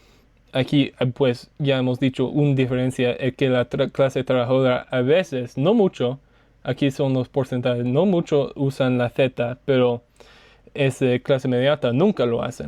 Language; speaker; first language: Spanish; non-native, learner; English